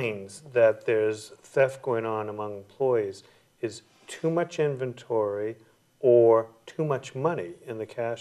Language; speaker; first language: English; native; English